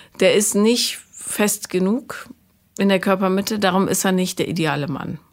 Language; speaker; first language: German; native; German